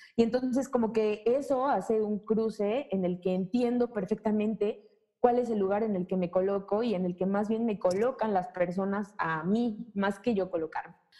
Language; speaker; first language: Spanish; native; Spanish